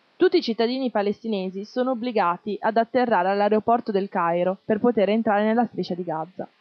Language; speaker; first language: Italian; non-native, fluent; Arabic